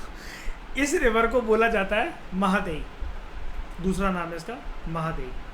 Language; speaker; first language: Hindi; native; Hindi